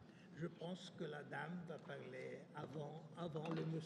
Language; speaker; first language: French; non-native, learner; Italian